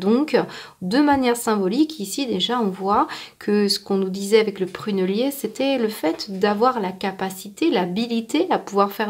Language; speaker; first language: French; native; French